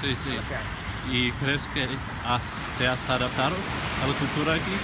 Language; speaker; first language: Spanish; non-native, fluent; English